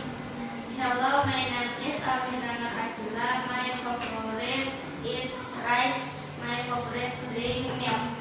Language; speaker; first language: English; non-native, learner; Indonesian